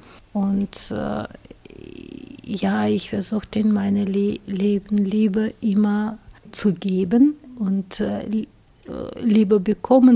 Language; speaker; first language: German; non-native, fluent; Russian